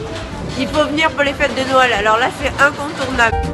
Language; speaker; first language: French; native; French